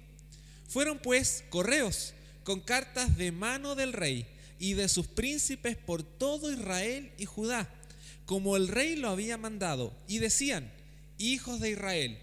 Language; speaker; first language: Spanish; native; Spanish